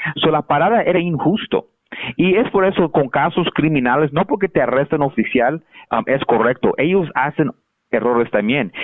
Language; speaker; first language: Spanish; early bilingual, heritage; Spanish